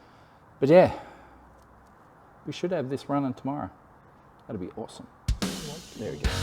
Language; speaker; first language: English; native; English